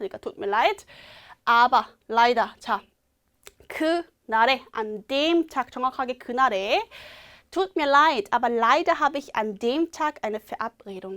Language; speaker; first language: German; non-native, fluent; Korean